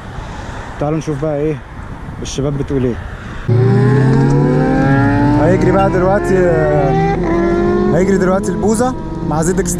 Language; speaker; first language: Arabic; native; Arabic